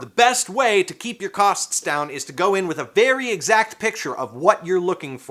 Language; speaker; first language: English; native; English